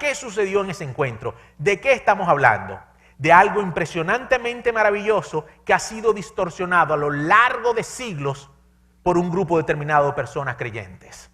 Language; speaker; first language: Spanish; native; Spanish